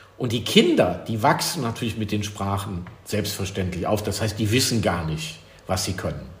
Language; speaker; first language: German; native; German